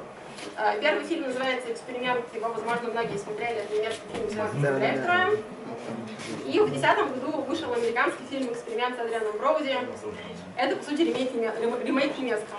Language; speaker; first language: Russian; native; Russian